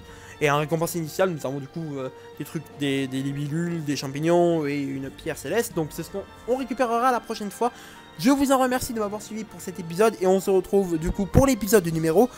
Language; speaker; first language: French; native; French